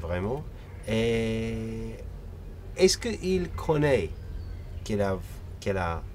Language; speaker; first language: French; non-native, fluent; English